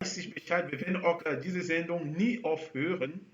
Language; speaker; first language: German; non-native, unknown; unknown